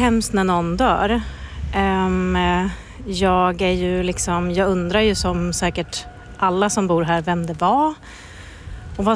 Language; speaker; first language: Swedish; native; Swedish